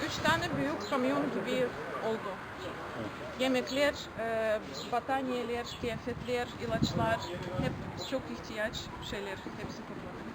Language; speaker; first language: Turkish; non-native, fluent; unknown